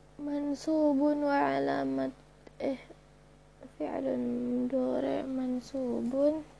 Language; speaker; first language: Arabic; non-native, learner; Indonesian